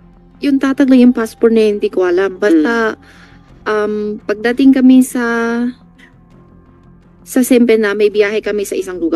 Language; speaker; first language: Filipino; non-native, learner; Chinese